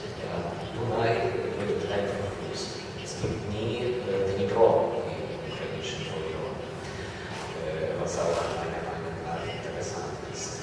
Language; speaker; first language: German; non-native, fluent; Ukrainian